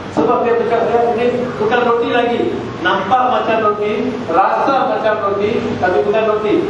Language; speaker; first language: Malay; non-native, local second language; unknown